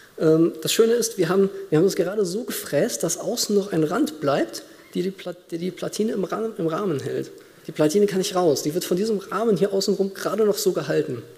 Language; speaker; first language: German; native; German